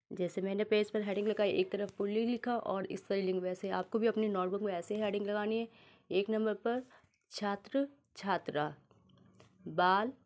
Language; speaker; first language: Hindi; native; Hindi